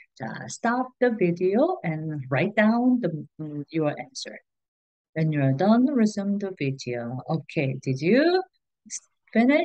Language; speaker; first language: English; non-native, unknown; Korean